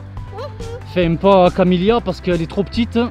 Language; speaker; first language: French; native; French